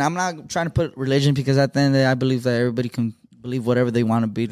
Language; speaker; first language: English; early bilingual, other home language; Spanish